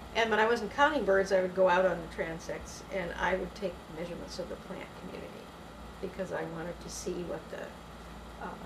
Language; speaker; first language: English; native; English